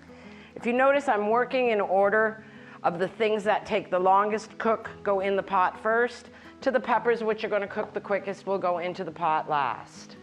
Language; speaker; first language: English; native; English